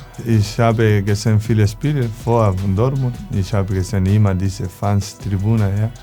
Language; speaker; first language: German; non-native, learner; Spanish